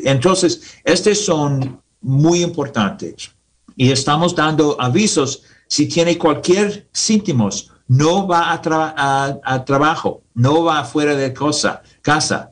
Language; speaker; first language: Spanish; non-native, learner; English